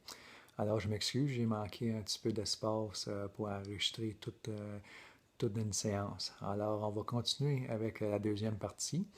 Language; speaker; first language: French; native; French